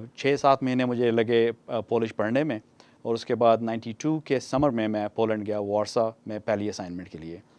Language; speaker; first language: Urdu; non-native, local second language; Punjabi